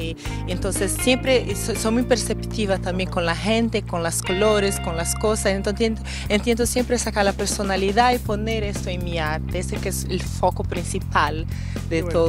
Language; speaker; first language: Spanish; non-native, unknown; Portuguese